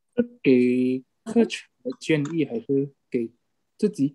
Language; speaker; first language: Chinese; non-native, fluent; Indonesian